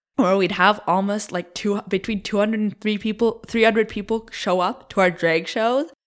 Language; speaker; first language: English; native; English